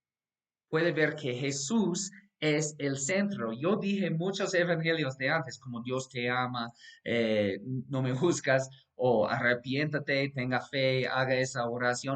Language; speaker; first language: Spanish; non-native, fluent; English